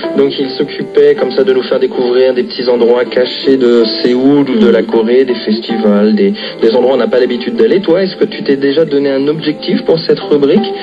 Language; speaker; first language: French; native; French